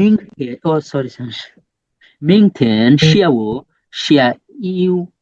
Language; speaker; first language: Chinese; non-native, learner; Bangla